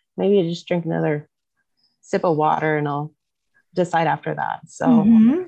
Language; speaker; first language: English; native; English